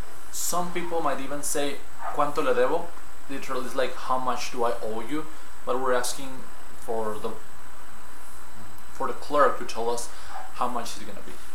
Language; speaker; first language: English; non-native, fluent; Spanish